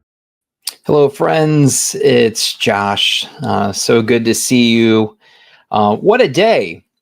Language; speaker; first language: English; native; English